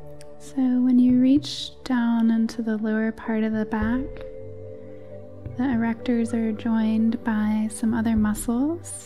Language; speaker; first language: English; native; English